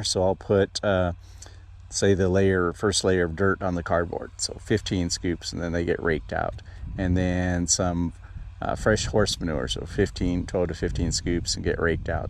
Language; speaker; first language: English; native; English